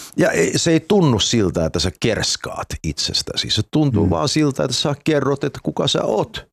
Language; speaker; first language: Finnish; early bilingual, heritage; Finnish